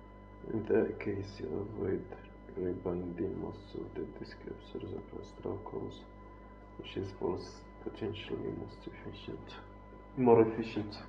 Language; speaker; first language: English; non-native, fluent; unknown